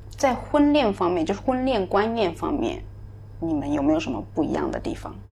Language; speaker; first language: Chinese; native; Chinese